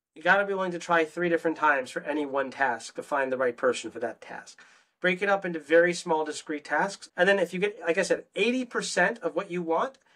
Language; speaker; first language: English; native; English